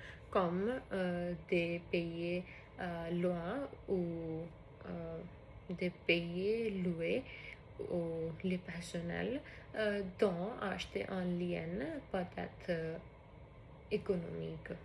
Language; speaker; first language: French; non-native, learner; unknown